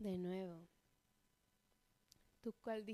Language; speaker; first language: Spanish; native; Spanish